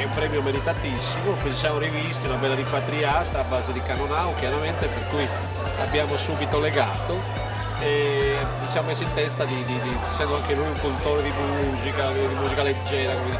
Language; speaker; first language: Italian; native; Italian